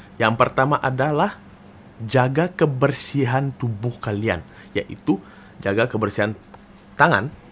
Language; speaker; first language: Indonesian; non-native, fluent; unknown